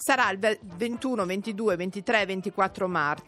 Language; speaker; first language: Italian; native; Italian